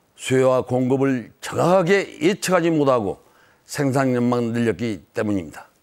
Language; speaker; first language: Korean; native; Korean